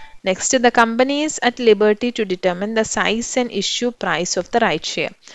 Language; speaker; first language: English; non-native, local second language; Malayalam